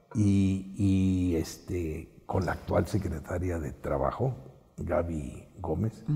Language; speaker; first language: Spanish; native; Spanish